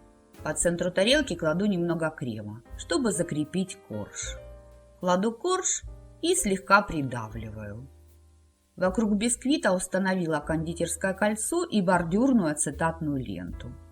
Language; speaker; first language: Russian; native; Russian